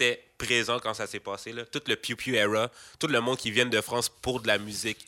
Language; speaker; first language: French; native; French